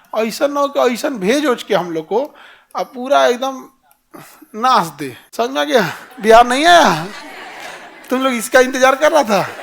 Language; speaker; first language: Hindi; native; Hindi